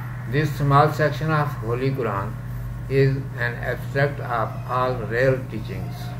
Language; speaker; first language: English; non-native, local second language; Urdu